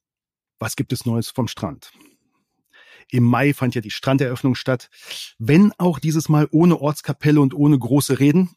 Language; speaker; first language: German; native; German